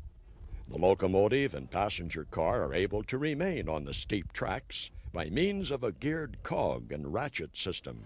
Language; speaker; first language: English; native; English